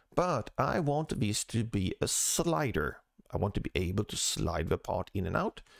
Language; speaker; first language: English; non-native, fluent; Swedish